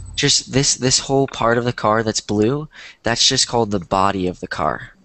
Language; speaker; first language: English; native; English